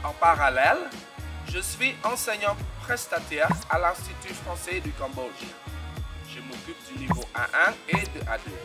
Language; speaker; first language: French; non-native, local second language; Khmer